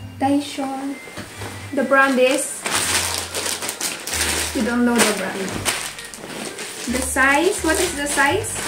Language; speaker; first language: English; non-native, local second language; Filipino